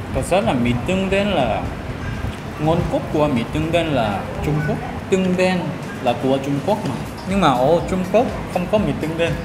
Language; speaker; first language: Vietnamese; non-native, fluent; Korean